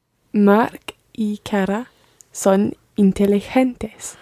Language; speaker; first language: Spanish; non-native, learner; English